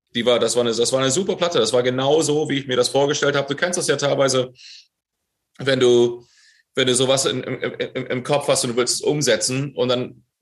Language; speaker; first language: German; native; German